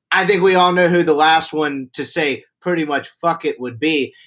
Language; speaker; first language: English; native; English